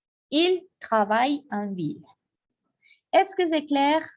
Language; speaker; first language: French; non-native, fluent; Spanish